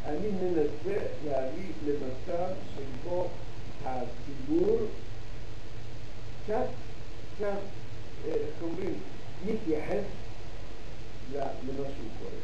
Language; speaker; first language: Hebrew; early bilingual, other home language; Arabic